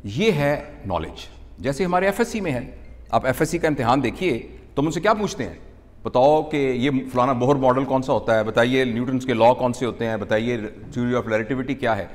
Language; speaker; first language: Urdu; non-native, local second language; Punjabi